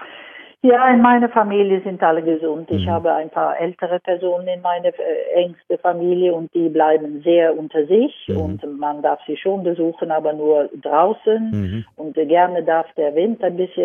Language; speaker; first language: German; non-native, fluent; Swedish